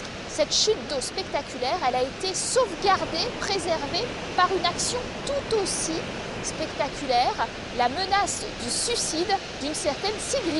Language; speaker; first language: French; native; French